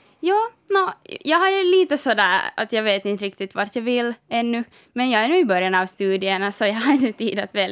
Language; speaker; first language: Swedish; native; Swedish